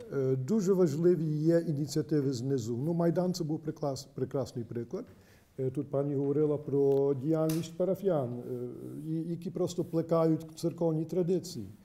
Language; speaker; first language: Ukrainian; early bilingual, heritage; Ukrainian